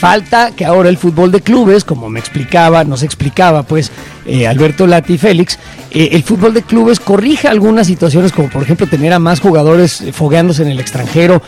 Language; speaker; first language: Spanish; native; Spanish